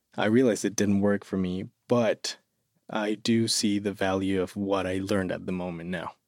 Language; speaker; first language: English; non-native, fluent; Spanish